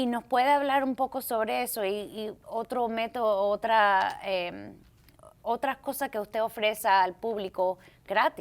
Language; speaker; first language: Spanish; early bilingual, heritage; Spanish